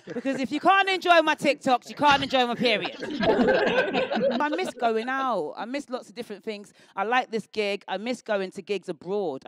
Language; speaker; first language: English; native; English